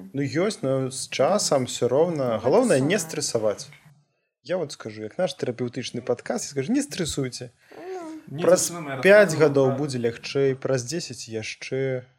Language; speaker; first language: Belarusian; non-native, local second language; Russian